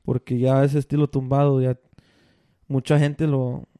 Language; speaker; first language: Spanish; early bilingual, other home language; English